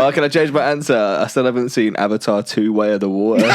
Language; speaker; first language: English; native; English